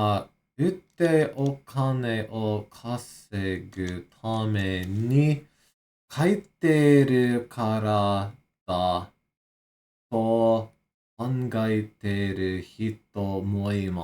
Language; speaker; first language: Japanese; non-native, learner; English